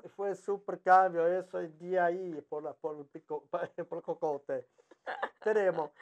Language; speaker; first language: Spanish; non-native, learner; Italian